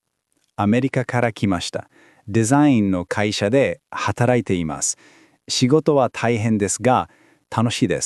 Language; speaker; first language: Japanese; non-native, learner; English